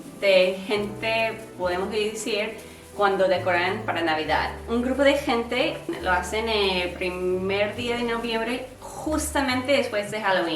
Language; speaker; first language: Spanish; non-native, learner; English